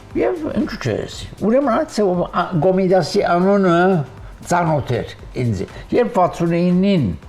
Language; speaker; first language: Armenian; native; Armenian